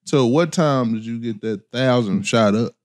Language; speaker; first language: English; native; English